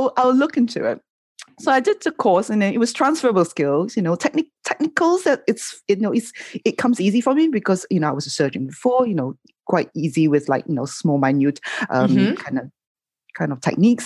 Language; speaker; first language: English; non-native, local second language; Cantonese